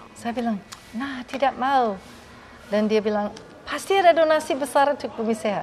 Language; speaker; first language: Indonesian; non-native, fluent; English